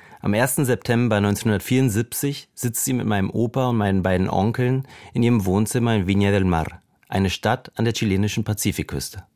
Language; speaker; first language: German; native; German